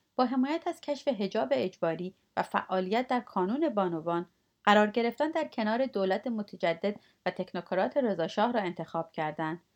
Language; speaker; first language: Persian; native; Persian